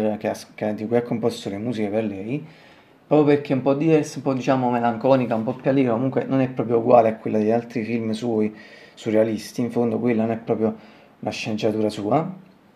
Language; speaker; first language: Italian; native; Italian